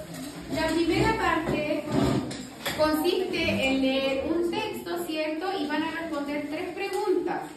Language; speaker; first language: Spanish; native; Spanish